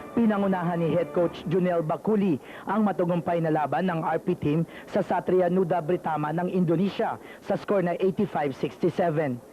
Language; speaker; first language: Filipino; native; Filipino